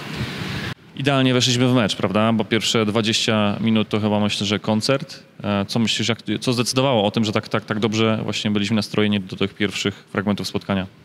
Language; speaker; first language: Polish; native; Polish